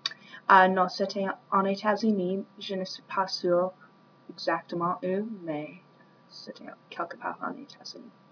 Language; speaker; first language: French; non-native, learner; English